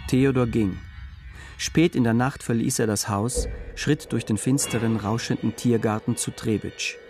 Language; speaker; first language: German; native; German